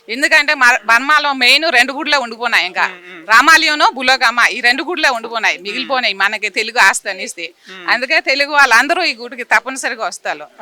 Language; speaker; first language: Telugu; early bilingual, heritage; Telugu